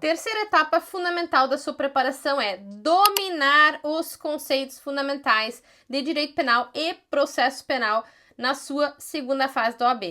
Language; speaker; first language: Portuguese; native; Portuguese